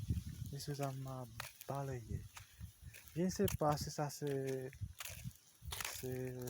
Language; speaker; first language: French; non-native, learner; Portuguese